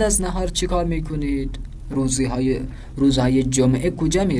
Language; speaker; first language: Persian; non-native, fluent; Urdu